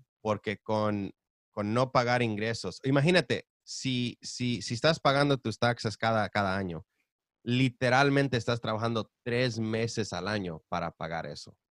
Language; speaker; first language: Spanish; early bilingual, heritage; Spanish